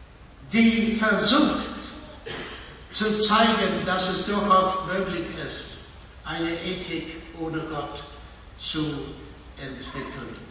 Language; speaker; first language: German; non-native, fluent; English